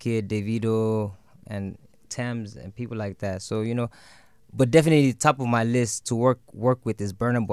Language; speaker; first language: English; non-native, local second language; Yoruba